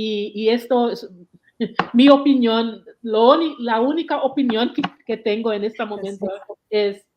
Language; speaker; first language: Spanish; non-native, learner; English